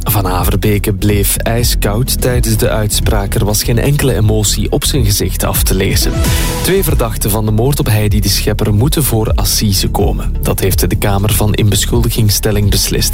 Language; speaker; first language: Dutch; native; Dutch